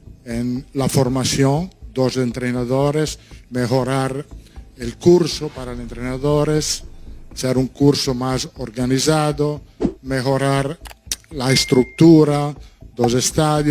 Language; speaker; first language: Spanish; non-native, learner; Portuguese